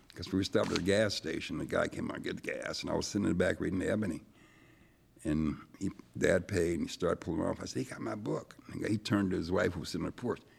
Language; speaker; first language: English; native; English